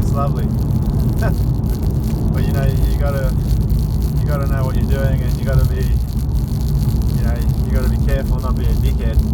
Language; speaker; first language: English; native; English